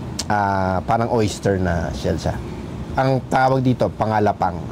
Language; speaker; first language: Filipino; native; Filipino